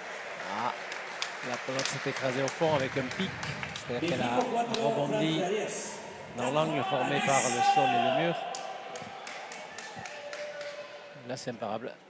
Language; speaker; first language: French; native; French